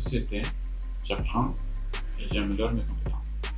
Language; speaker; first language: French; non-native, fluent; Portuguese